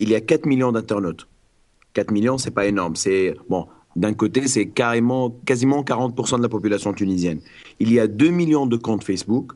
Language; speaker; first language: French; non-native, local second language; Arabic